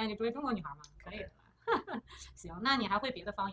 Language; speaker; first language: Chinese; native; Chinese